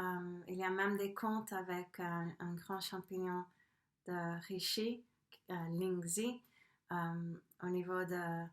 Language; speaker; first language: French; non-native, fluent; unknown